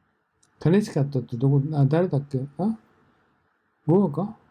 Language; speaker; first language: Japanese; native; Japanese